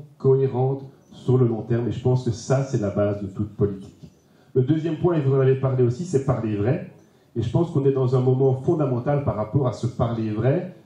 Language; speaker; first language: French; native; French